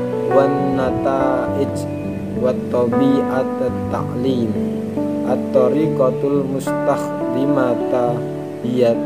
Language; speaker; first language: Arabic; non-native, learner; Indonesian